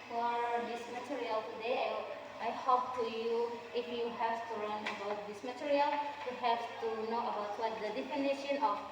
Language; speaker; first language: English; non-native, learner; Indonesian